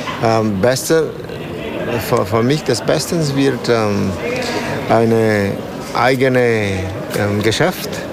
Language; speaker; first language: German; non-native, learner; Spanish